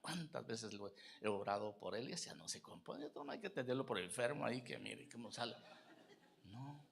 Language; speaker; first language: Spanish; native; Spanish